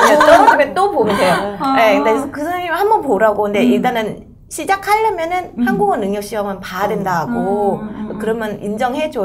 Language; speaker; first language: Korean; non-native, fluent; Vietnamese